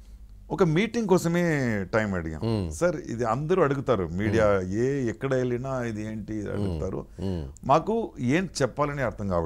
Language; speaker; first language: Telugu; non-native, learner; Tamil